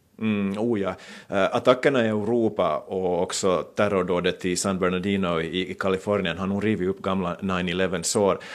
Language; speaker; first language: Swedish; native; Swedish